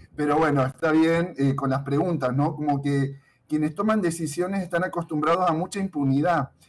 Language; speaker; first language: Spanish; native; Spanish